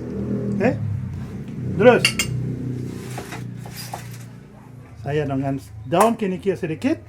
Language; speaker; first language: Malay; non-native, fluent; French